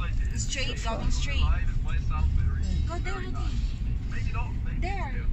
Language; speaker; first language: English; non-native, local second language; Filipino